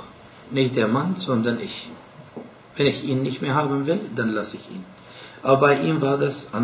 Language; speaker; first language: German; non-native, fluent; Arabic